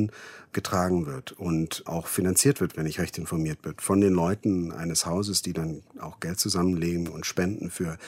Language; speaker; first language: German; native; German